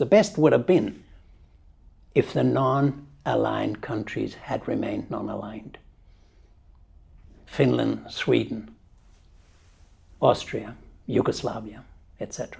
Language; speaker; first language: English; non-native, fluent; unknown